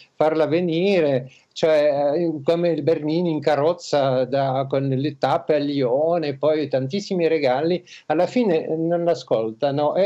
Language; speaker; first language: Italian; non-native, fluent; French